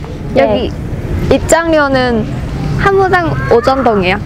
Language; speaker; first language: Korean; non-native, learner; Vietnamese